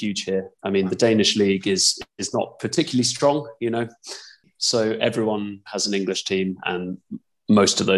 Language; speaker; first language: English; native; English